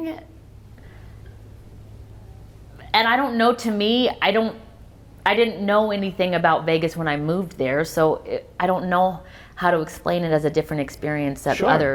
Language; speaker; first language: English; native; English